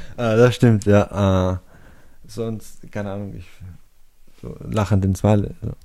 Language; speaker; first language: German; early bilingual, other home language; Chechen